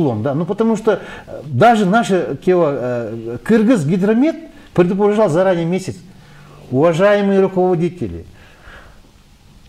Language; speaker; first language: Russian; non-native, local second language; Kyrgyz